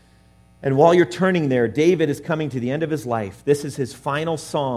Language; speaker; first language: English; native; English